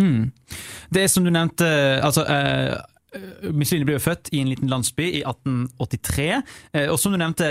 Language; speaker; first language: Norwegian; native; Norwegian